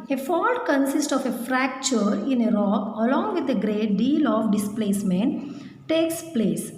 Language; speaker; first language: English; non-native, local second language; Kannada